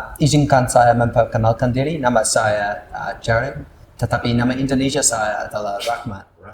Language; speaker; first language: Indonesian; non-native, learner; English